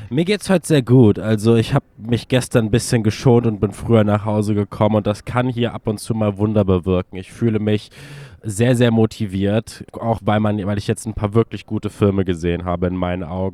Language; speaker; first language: German; native; German